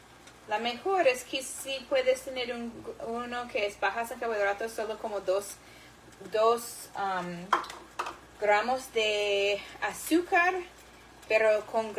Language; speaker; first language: Spanish; non-native, learner; English